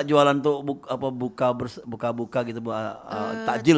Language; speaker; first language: Indonesian; native; Indonesian